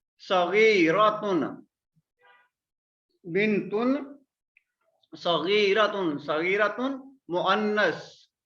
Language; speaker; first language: Arabic; non-native, fluent; Malay